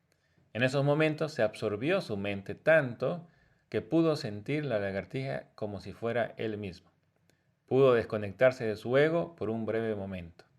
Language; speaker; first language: Spanish; native; Spanish